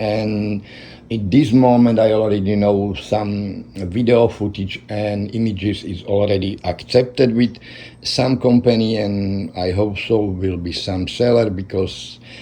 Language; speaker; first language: English; non-native, learner; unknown